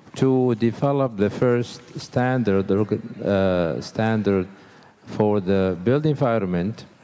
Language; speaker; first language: English; non-native, fluent; Arabic